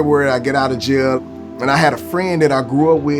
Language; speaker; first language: English; native; English